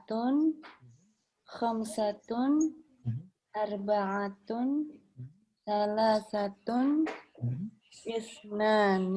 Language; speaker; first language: Arabic; non-native, learner; Indonesian